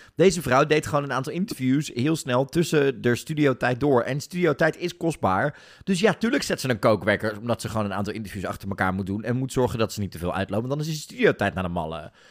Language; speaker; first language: Dutch; native; Dutch